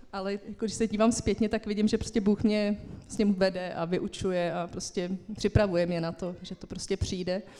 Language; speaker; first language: Czech; native; Czech